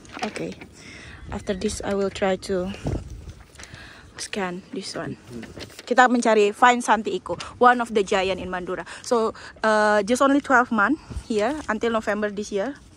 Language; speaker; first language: English; non-native, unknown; Indonesian